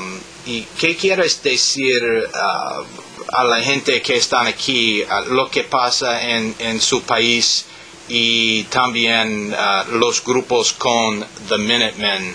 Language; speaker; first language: Spanish; non-native, learner; English